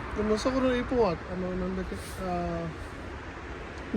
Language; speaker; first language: Japanese; non-native, learner; Filipino